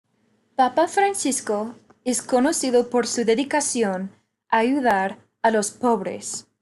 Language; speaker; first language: Spanish; non-native, fluent; English